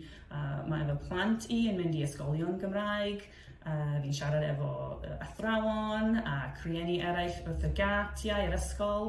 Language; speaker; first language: Welsh; non-native, fluent; English